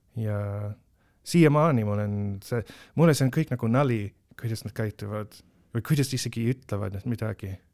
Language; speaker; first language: Estonian; non-native, fluent; English